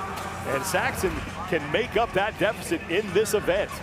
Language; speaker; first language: English; native; English